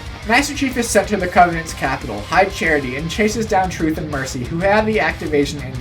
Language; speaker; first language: English; native; English